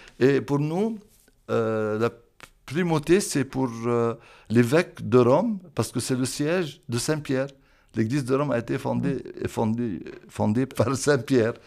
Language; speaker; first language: French; non-native, local second language; Arabic